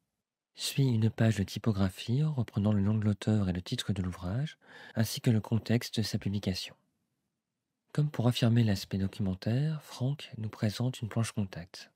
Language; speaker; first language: French; native; French